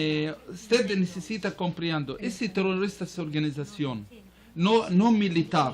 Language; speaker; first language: Spanish; non-native, learner; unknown